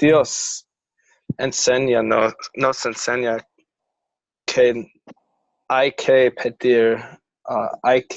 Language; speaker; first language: Spanish; non-native, learner; English